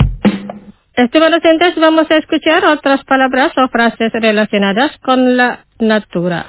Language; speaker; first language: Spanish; non-native, fluent; Indonesian